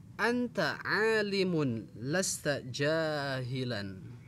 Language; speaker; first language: Arabic; non-native, fluent; Indonesian